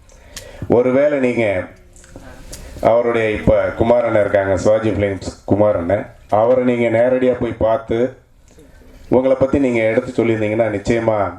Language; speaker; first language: Tamil; native; Tamil